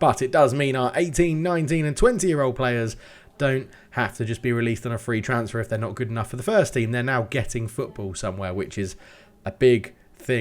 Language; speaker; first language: English; native; English